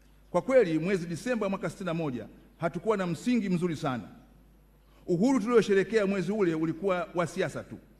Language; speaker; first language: Swahili; native; Swahili